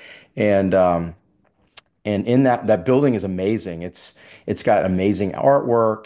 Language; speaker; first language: English; native; English